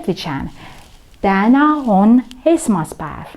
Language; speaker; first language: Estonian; non-native, local second language; Russian